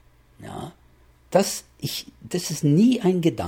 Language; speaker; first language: German; non-native, fluent; English